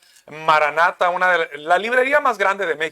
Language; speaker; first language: Spanish; native; Spanish